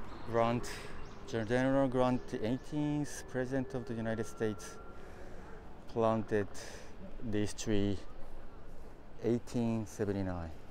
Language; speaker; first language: English; non-native, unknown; Japanese